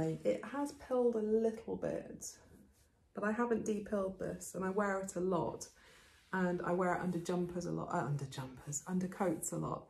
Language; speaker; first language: English; native; English